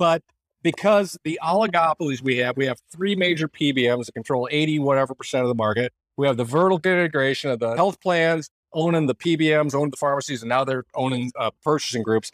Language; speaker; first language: English; native; English